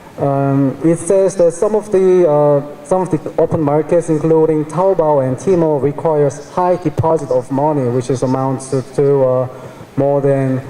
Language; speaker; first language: English; non-native, fluent; Korean